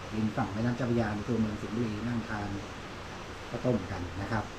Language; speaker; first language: Thai; native; Thai